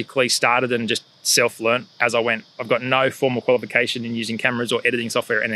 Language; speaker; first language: English; native; English